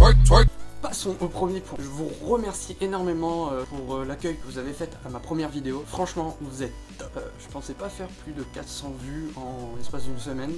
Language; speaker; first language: French; native; French